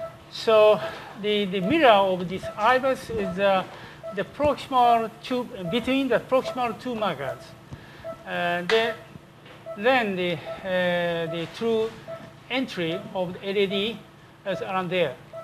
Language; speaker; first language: English; non-native, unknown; Japanese